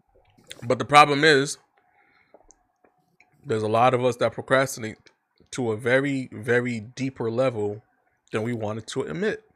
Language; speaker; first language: English; native; English